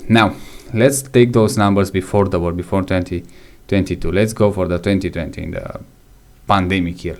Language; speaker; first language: English; non-native, fluent; Romanian